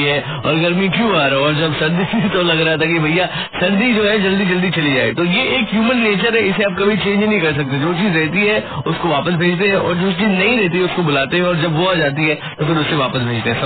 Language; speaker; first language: Hindi; native; Hindi